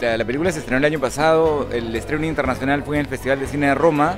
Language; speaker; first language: Spanish; native; Spanish